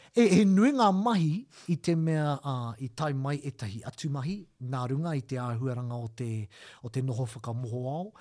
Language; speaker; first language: Māori; non-native, local second language; English